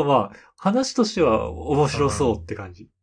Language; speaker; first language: Japanese; native; Japanese